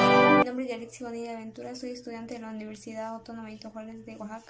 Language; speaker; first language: Spanish; native; Spanish